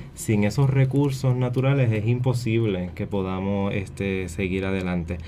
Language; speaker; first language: Spanish; native; Spanish